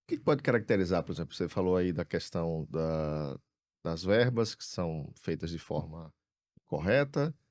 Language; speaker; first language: Portuguese; native; Portuguese